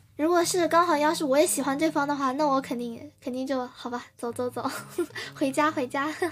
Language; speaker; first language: Chinese; early bilingual, heritage; Chinese